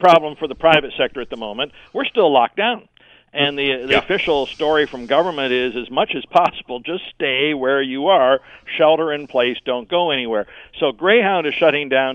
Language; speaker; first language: English; native; English